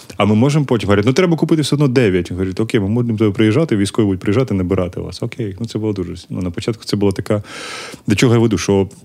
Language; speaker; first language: Ukrainian; native; Ukrainian